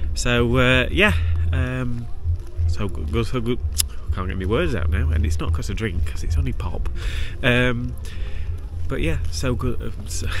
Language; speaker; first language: English; native; English